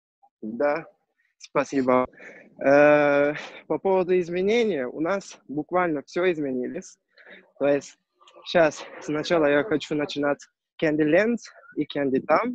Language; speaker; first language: Russian; non-native, learner; Turkish